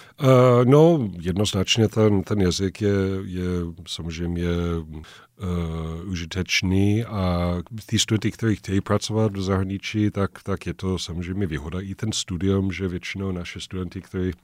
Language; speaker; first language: Czech; non-native, fluent; English